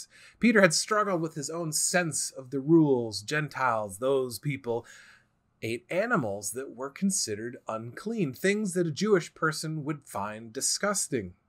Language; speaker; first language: English; native; English